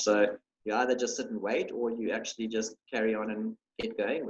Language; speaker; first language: English; native; English